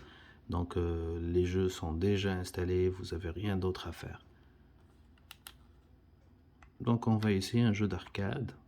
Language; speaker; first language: French; native; French